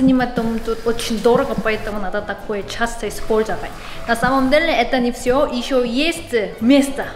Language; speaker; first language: Russian; non-native, fluent; Korean